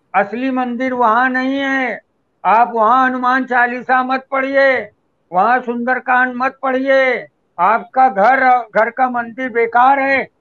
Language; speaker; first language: Hindi; native; Hindi